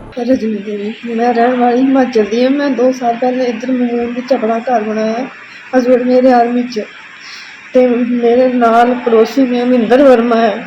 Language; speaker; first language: Hindi; non-native, local second language; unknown